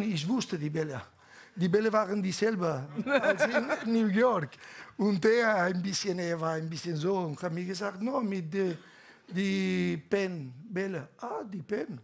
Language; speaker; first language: German; non-native, learner; Catalan